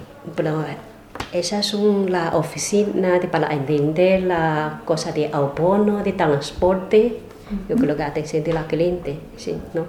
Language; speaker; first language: Spanish; non-native, learner; Chinese